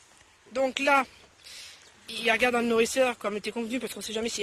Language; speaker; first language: French; native; French